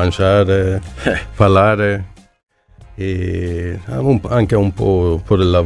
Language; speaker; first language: Italian; non-native, learner; Swedish